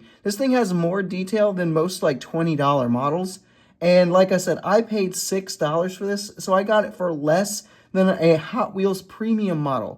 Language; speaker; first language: English; native; English